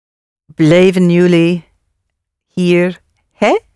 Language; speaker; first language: Dutch; non-native, learner; English